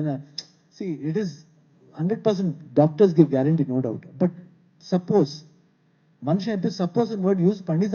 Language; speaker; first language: Tamil; non-native, local second language; Kannada